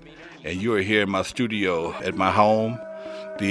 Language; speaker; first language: English; native; English